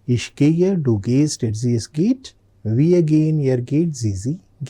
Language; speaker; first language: German; non-native, fluent; Telugu